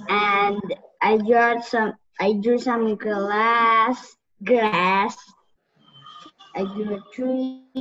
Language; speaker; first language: English; non-native, learner; Indonesian